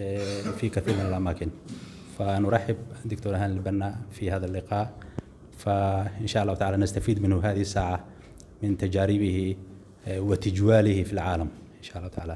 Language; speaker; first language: Arabic; non-native, local second language; Somali